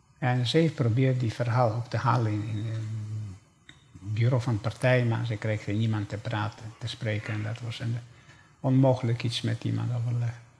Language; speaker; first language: Dutch; non-native, fluent; Polish